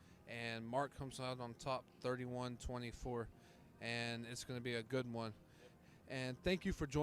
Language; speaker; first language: English; native; English